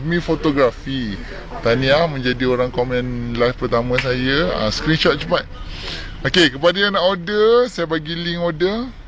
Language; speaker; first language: Malay; non-native, local second language; Chinese